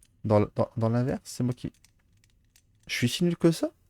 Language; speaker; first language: French; native; French